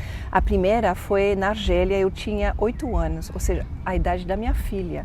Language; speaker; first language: Portuguese; non-native, fluent; French